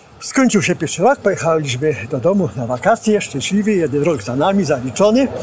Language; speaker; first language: Polish; native; Polish